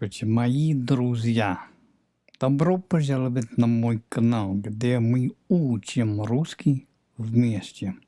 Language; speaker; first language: Russian; non-native, learner; English